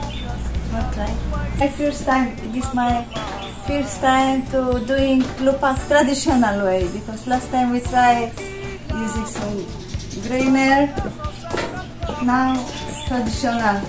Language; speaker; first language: English; non-native, learner; Polish